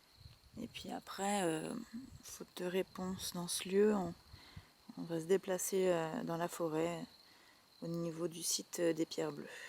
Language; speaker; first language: French; native; French